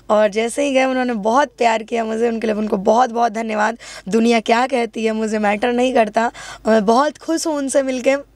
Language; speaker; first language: Hindi; native; Hindi